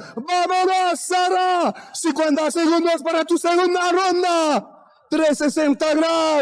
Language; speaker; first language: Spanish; non-native, learner; French